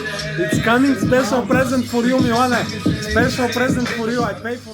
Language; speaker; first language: English; non-native, learner; Bulgarian